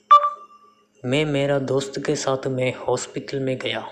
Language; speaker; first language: Hindi; non-native, learner; Malayalam